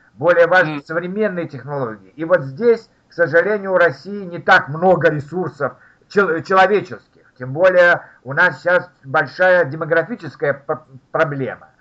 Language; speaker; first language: Russian; native; Russian